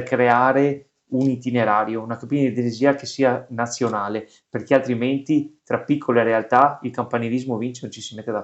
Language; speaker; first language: Italian; native; Italian